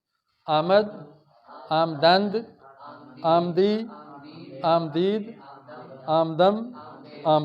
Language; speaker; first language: Persian; non-native, fluent; Urdu